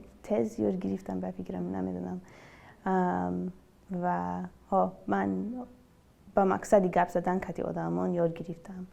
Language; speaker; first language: Persian; early bilingual, other home language; English